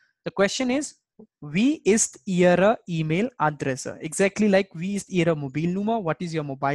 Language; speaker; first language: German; non-native, fluent; Hindi